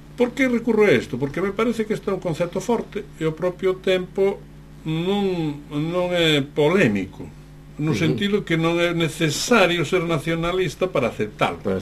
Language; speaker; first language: Galician; native; Galician